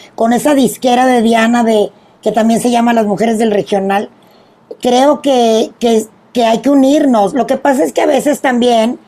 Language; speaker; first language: Spanish; native; Spanish